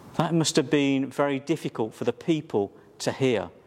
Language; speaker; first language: English; native; English